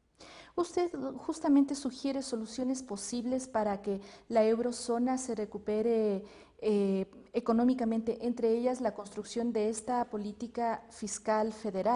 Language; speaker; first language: Spanish; native; Spanish